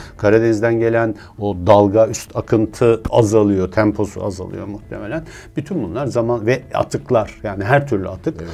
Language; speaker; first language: Turkish; native; Turkish